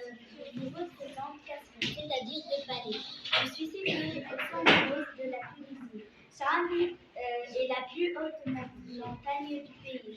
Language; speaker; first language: French; non-native, learner; Arabic